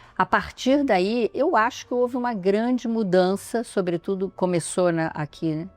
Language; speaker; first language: Portuguese; native; Portuguese